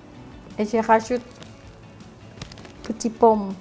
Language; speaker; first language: French; non-native, learner; Thai